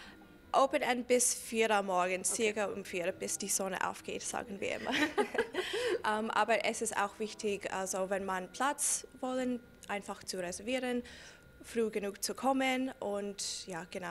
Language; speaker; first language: German; non-native, fluent; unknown